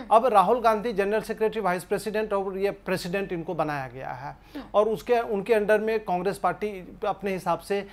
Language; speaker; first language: Hindi; native; Hindi